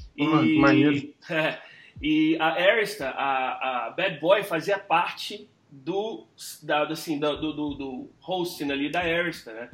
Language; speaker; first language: Portuguese; early bilingual, heritage; English